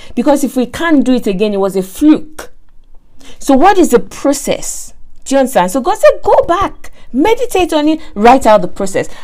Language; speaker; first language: English; non-native, local second language; Yoruba